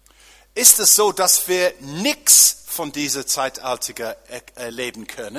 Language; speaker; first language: German; non-native, fluent; English